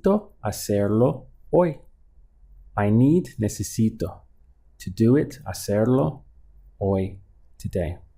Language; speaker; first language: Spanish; non-native, fluent; English